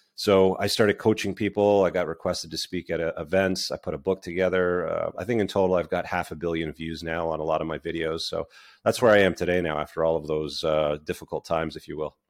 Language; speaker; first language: English; native; English